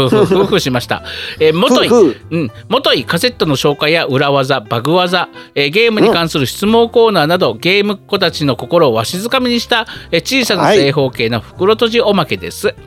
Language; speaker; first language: Japanese; native; Japanese